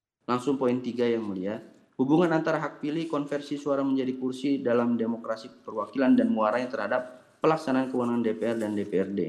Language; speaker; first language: Indonesian; native; Indonesian